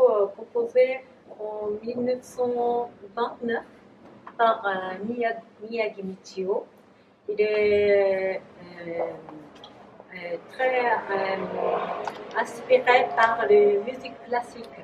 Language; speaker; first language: French; non-native, learner; Japanese